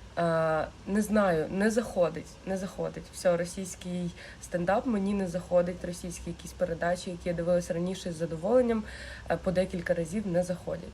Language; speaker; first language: Ukrainian; non-native, local second language; Russian